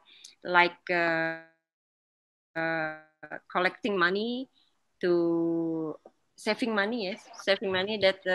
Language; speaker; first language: English; non-native, learner; Indonesian